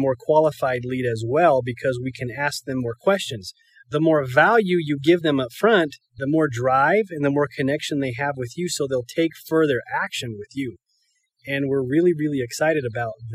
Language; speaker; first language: English; native; English